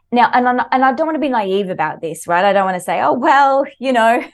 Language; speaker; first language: English; native; English